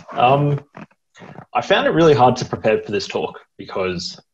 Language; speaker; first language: English; native; English